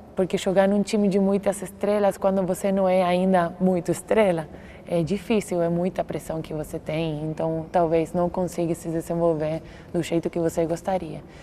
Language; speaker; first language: Portuguese; non-native, fluent; Spanish